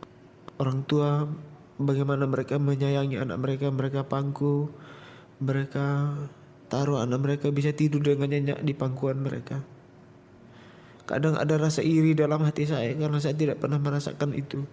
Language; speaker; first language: Indonesian; non-native, local second language; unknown